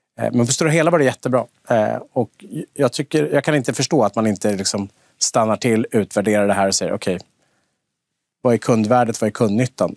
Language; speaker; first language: Swedish; native; Swedish